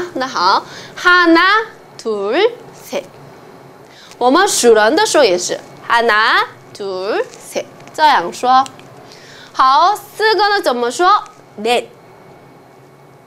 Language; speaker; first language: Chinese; non-native, fluent; Korean